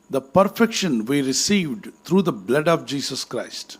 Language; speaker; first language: English; non-native, local second language; Telugu